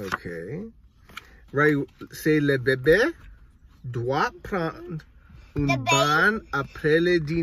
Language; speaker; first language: French; non-native, learner; English